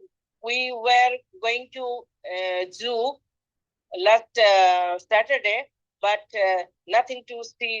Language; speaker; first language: English; non-native, learner; Bangla